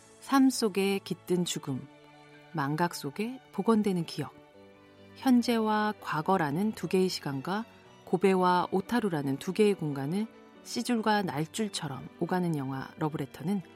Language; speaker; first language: Korean; native; Korean